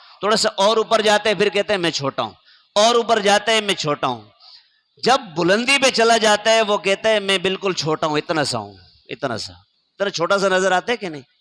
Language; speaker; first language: Urdu; non-native, local second language; Pashto